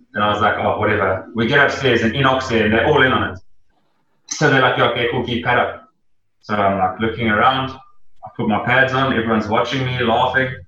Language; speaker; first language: English; native; English